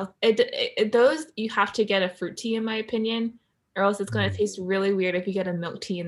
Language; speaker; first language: English; native; English